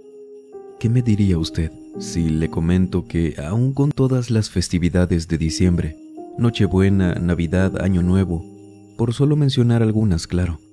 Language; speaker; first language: Spanish; native; Spanish